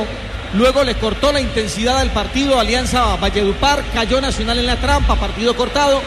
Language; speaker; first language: Spanish; native; Spanish